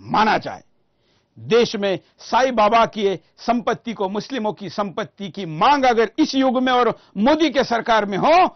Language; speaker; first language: Hindi; non-native, local second language; Marathi